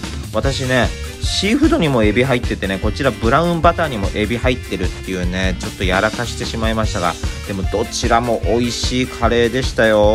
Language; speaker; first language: Japanese; native; Japanese